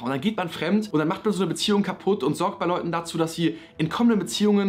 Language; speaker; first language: German; native; German